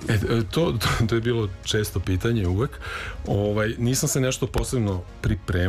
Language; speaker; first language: Serbian; native; Serbian